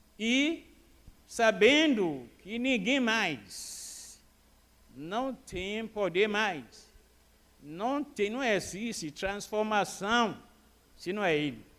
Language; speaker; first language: Portuguese; non-native, fluent; Arabic